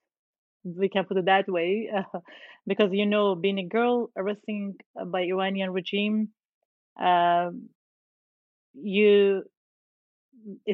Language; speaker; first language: English; non-native, fluent; Persian